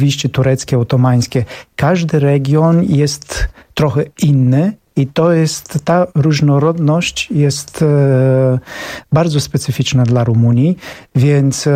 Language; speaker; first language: Polish; non-native, fluent; Romanian